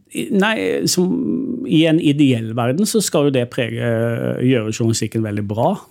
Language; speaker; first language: Norwegian; native; Norwegian